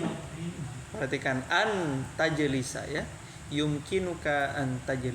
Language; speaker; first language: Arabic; non-native, fluent; Indonesian